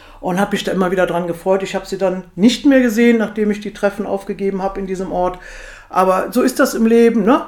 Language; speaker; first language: German; native; German